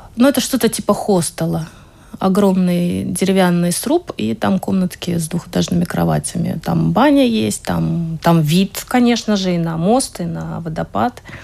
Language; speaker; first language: Russian; native; Russian